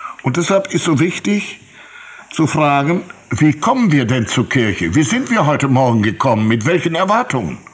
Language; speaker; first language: German; native; German